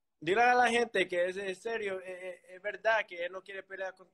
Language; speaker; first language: Spanish; early bilingual, heritage; English